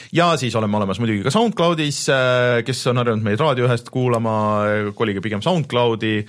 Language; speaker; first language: Estonian; native; Estonian